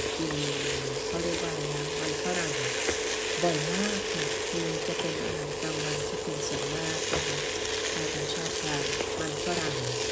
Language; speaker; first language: Thai; native; Thai